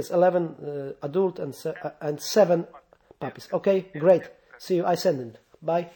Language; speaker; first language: English; non-native, learner; Polish